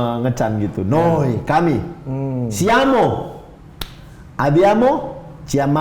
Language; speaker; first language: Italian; non-native, learner; Indonesian